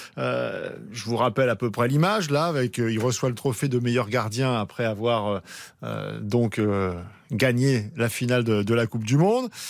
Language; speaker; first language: French; native; French